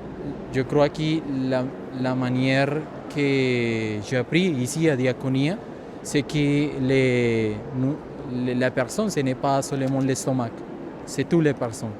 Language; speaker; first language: French; non-native, fluent; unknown